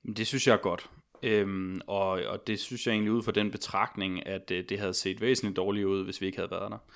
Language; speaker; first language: Danish; native; Danish